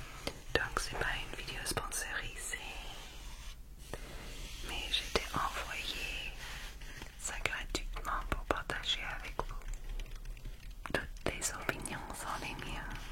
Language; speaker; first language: French; non-native, fluent; English